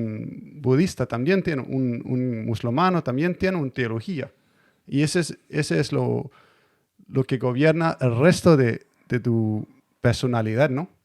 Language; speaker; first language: Spanish; non-native, learner; Danish